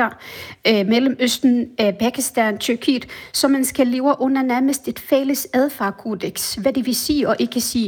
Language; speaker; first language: Danish; non-native, fluent; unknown